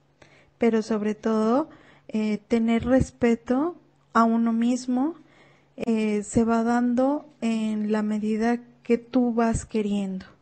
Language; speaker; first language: Spanish; native; Spanish